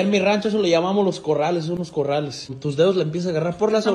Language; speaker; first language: Spanish; native; Spanish